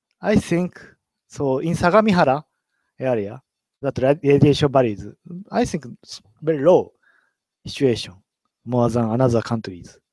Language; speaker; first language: English; non-native, learner; Japanese